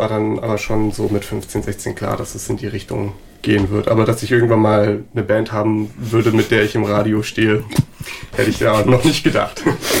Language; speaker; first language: German; native; German